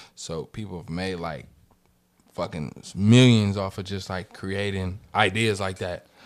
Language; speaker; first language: English; native; English